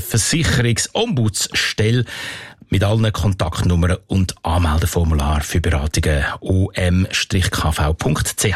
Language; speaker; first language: German; native; German